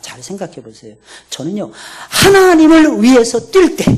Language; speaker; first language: Korean; native; Korean